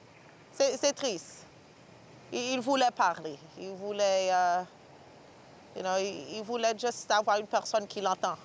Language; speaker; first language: French; early bilingual, heritage; French